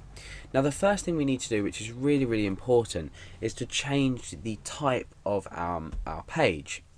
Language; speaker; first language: English; native; English